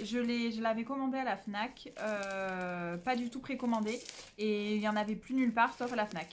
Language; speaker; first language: French; native; French